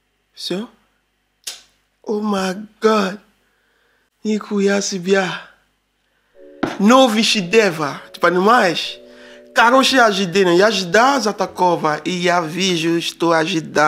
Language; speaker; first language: Russian; non-native, learner; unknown